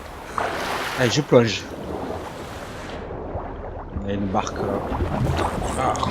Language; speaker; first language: French; native; French